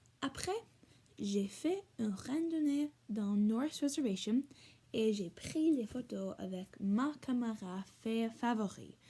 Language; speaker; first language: French; non-native, learner; English